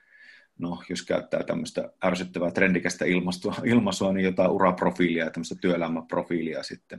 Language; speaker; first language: Finnish; native; Finnish